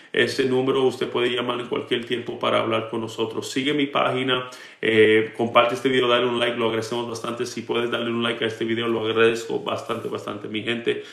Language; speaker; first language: Spanish; early bilingual, heritage; Spanish